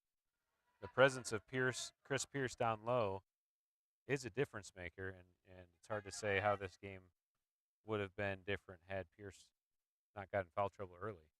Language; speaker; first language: English; native; English